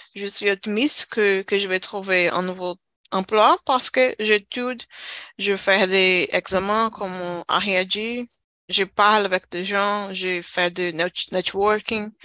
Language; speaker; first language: French; non-native, learner; Portuguese